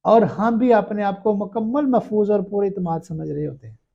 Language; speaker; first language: Urdu; non-native, local second language; Punjabi